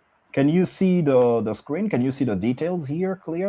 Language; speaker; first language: English; non-native, fluent; French